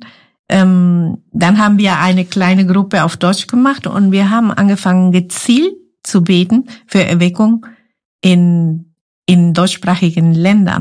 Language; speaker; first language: German; non-native, fluent; Spanish